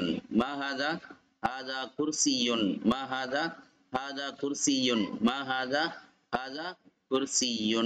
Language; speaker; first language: Arabic; non-native, fluent; Tamil